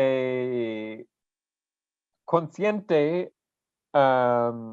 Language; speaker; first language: Spanish; non-native, fluent; English